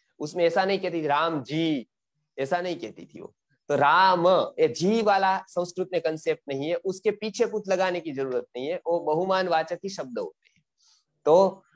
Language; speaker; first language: Hindi; non-native, local second language; Gujarati